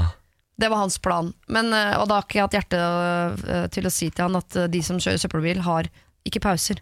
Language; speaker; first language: Norwegian; native; Norwegian